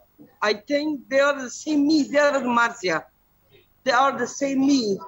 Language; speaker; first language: English; non-native, learner; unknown